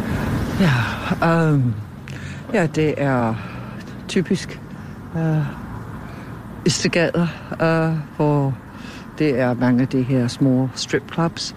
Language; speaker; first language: Danish; non-native, fluent; English